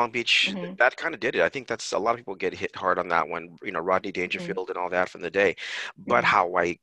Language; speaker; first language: English; native; English